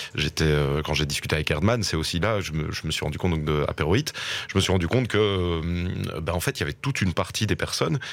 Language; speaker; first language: French; native; French